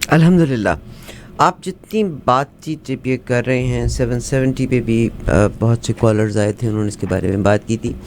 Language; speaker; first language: Urdu; native; Urdu